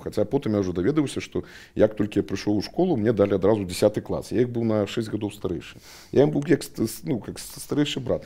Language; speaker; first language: Russian; non-native, local second language; Belarusian